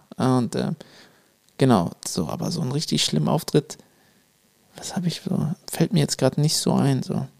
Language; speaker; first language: German; early bilingual, other home language; Arabic